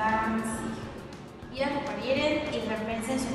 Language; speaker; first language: German; non-native, learner; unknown